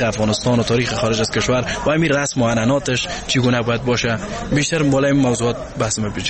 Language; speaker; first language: Persian; native; Persian